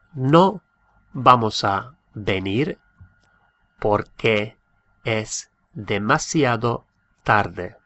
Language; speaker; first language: Spanish; non-native, fluent; English